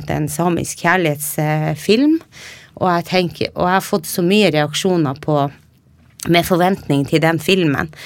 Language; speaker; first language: Norwegian; native; Norwegian